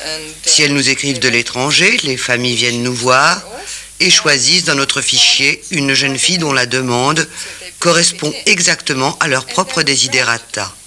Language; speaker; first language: French; native; French